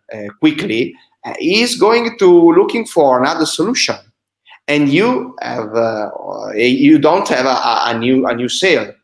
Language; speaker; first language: English; non-native, fluent; Italian